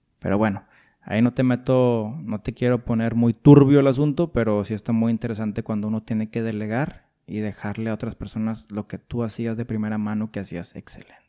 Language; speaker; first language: Spanish; native; Spanish